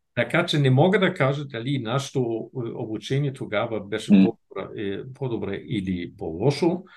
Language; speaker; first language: Bulgarian; non-native, fluent; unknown